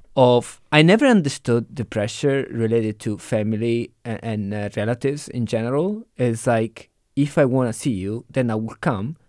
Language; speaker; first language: English; non-native, fluent; Italian